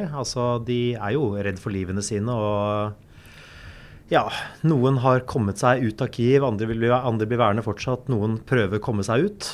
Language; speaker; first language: Norwegian; native; Norwegian